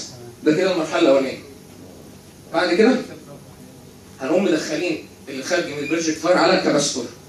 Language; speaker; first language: Arabic; native; Arabic